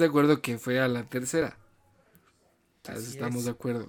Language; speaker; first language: Spanish; native; Spanish